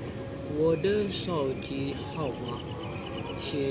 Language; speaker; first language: Chinese; non-native, learner; Malay